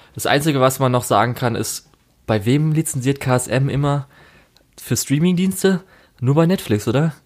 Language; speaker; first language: German; native; German